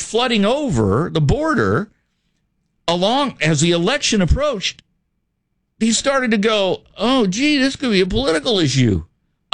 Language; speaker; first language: English; native; English